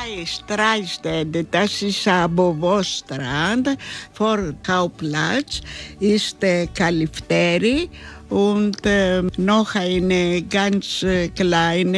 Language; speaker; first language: German; non-native, learner; Greek